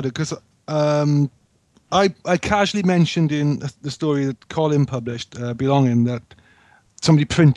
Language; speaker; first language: English; native; English